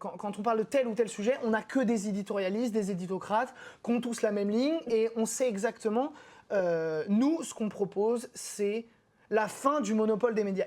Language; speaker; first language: French; native; French